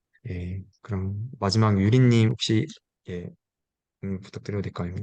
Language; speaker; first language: Korean; native; Korean